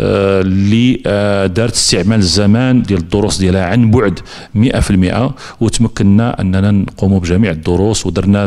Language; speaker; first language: Arabic; native; Arabic